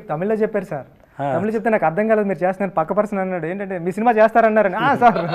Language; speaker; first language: Telugu; native; Telugu